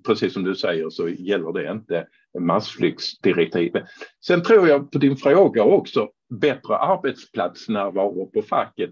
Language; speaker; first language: Swedish; non-native, fluent; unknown